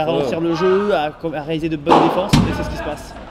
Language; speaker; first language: French; native; French